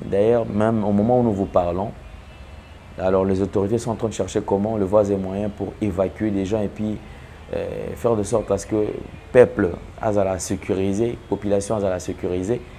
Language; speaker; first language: French; non-native, local second language; Lingala